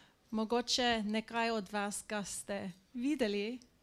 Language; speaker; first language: Slovenian; non-native, learner; English